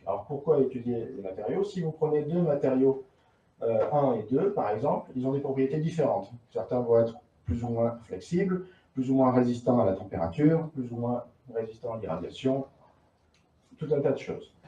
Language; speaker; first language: French; native; French